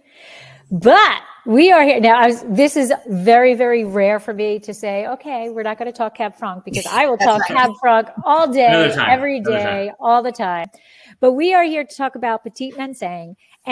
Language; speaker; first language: English; native; English